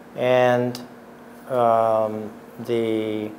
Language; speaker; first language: English; native; English